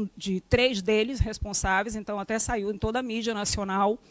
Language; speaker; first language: Portuguese; native; Portuguese